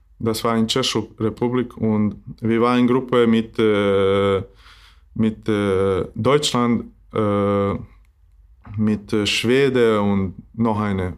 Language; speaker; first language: German; non-native, learner; Bosnian